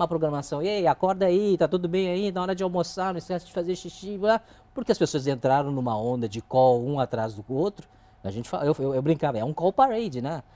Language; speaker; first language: Portuguese; early bilingual, other home language; Chinese